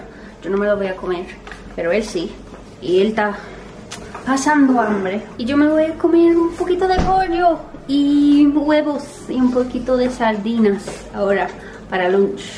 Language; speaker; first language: Spanish; early bilingual, heritage; Spanish